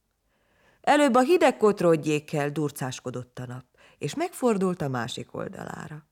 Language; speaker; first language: Hungarian; native; Hungarian